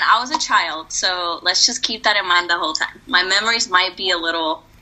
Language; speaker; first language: English; early bilingual, other home language; Spanish